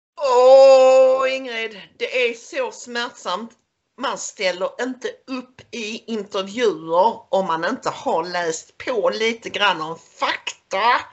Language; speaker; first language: Swedish; native; Swedish